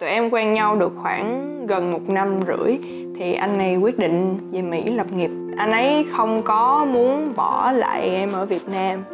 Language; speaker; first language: Vietnamese; native; Vietnamese